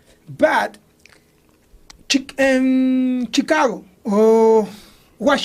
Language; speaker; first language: English; non-native, learner; Spanish